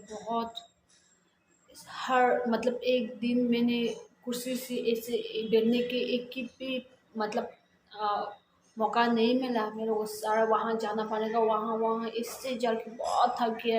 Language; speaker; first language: Hindi; non-native, learner; Tibetan